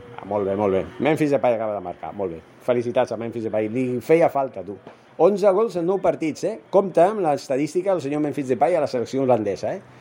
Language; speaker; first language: Catalan; non-native, local second language; Spanish